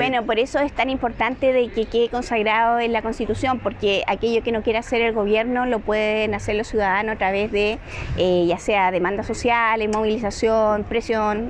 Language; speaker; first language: Spanish; native; Spanish